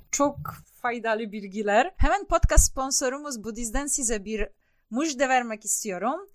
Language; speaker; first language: Turkish; non-native, fluent; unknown